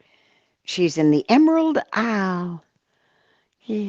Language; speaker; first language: English; native; English